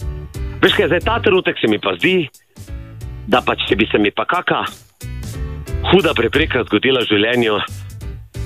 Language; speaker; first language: Slovenian; native; Slovenian